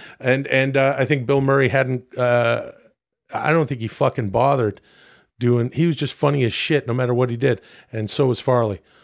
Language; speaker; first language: English; native; English